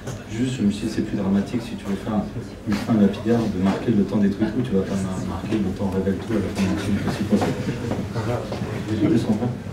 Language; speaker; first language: French; non-native, fluent; Spanish